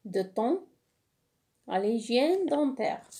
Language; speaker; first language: French; non-native, local second language; Arabic